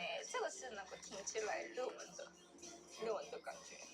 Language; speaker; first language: Chinese; non-native, learner; Korean